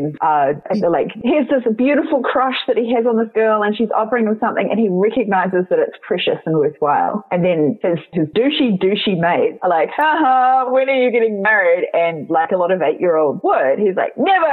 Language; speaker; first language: English; native; English